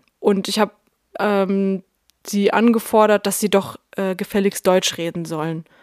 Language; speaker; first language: German; early bilingual, other home language; Russian